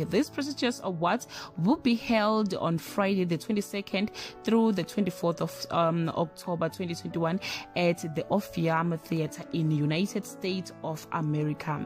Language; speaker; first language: English; non-native, local second language; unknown